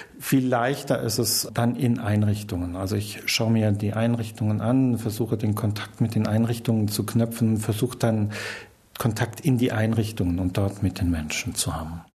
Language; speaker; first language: German; native; German